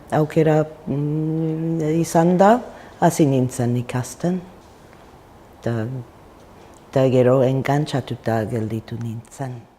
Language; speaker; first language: Basque; non-native, fluent; English